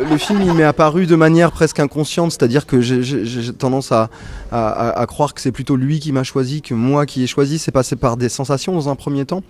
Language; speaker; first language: French; native; French